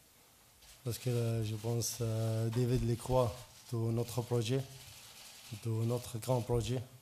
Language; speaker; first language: French; non-native, learner; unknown